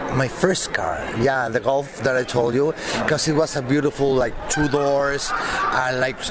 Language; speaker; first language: English; non-native, fluent; Spanish